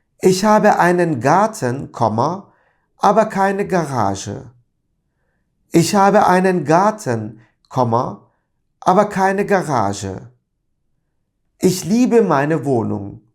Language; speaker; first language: German; non-native, fluent; Turkish